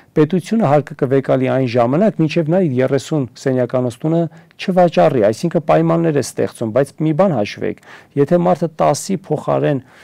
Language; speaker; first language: Armenian; early bilingual, heritage; Armenian